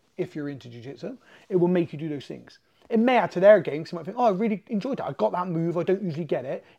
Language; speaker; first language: English; native; English